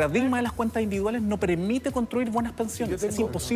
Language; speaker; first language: Spanish; native; Spanish